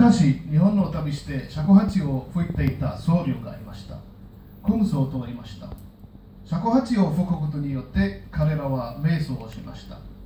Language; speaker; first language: Japanese; non-native, learner; Hebrew